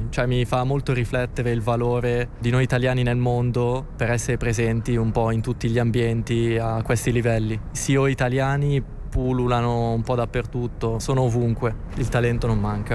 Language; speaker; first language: Italian; native; Italian